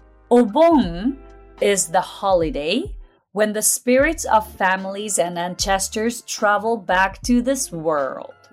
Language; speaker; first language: English; non-native, fluent; Japanese